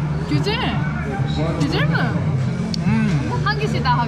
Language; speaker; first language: Turkish; non-native, learner; Korean